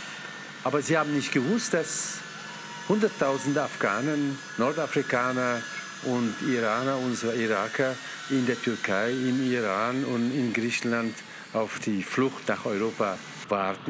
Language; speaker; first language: German; non-native, fluent; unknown